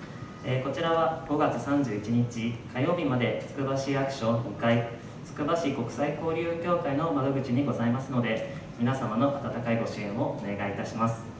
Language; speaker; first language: Japanese; native; Japanese